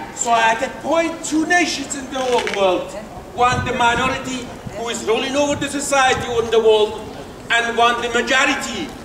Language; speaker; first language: English; non-native, fluent; Persian